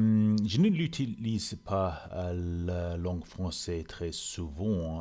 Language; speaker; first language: French; non-native, learner; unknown